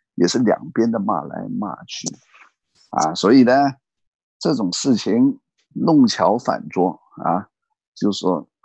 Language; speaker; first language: Chinese; native; Chinese